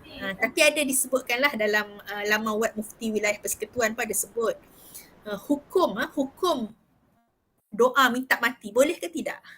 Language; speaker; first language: Malay; native; Malay